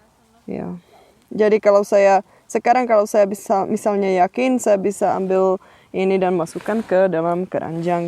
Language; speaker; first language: Indonesian; non-native, fluent; Czech